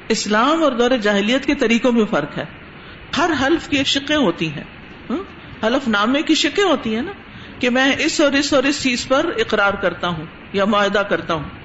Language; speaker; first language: Urdu; non-native, local second language; Punjabi